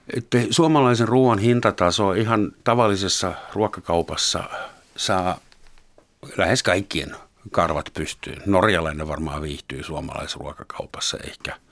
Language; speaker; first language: Finnish; non-native, fluent; German